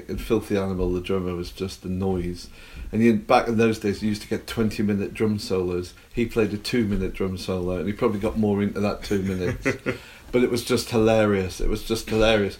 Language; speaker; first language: English; native; English